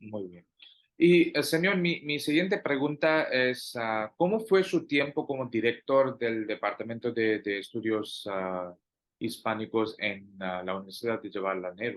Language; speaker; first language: Spanish; non-native, fluent; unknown